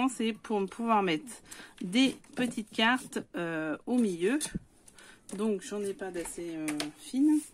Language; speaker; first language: French; native; French